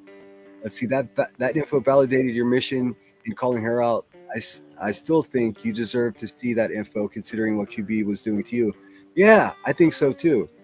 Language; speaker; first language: English; native; English